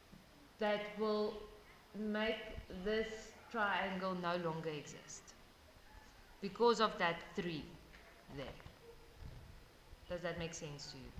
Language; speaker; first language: English; non-native, local second language; Afrikaans